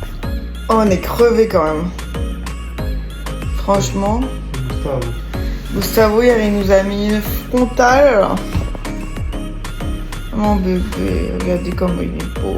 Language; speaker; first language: French; native; French